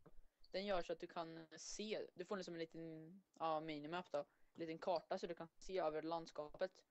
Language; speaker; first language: Swedish; native; Swedish